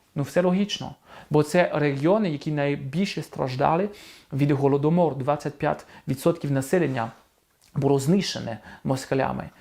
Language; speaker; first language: Ukrainian; non-native, fluent; French